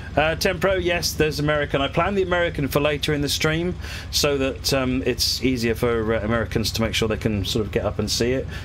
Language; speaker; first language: English; native; English